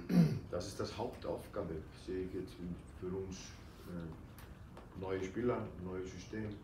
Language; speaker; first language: German; non-native, fluent; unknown